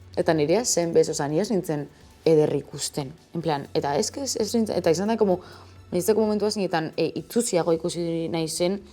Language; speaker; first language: Basque; non-native, local second language; Spanish